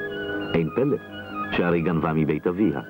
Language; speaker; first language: Hebrew; native; Hebrew